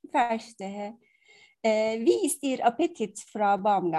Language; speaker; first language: German; non-native, learner; Turkish